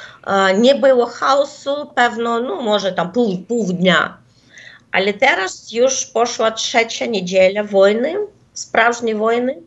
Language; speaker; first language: Polish; non-native, fluent; Ukrainian